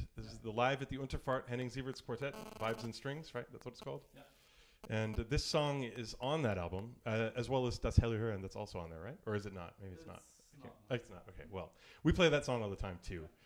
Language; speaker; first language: English; native; English